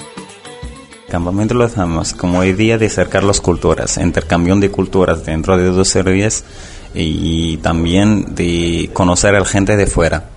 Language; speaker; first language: Spanish; non-native, learner; Arabic